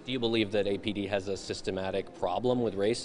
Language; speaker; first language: English; native; English